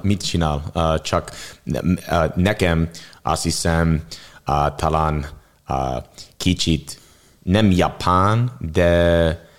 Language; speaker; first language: Hungarian; non-native, learner; English